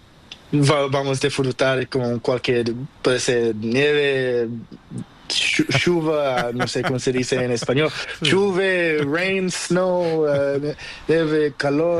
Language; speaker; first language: Spanish; non-native, learner; Portuguese